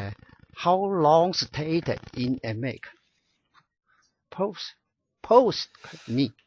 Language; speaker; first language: English; non-native, learner; Chinese